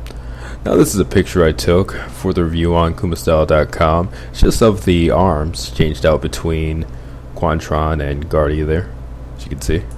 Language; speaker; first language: English; native; English